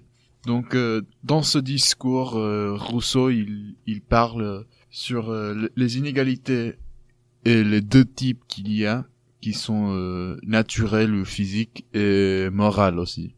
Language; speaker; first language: French; non-native, fluent; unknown